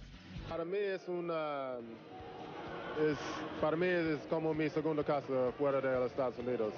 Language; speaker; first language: Spanish; non-native, learner; English